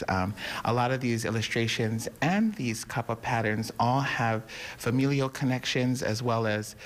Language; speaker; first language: English; native; English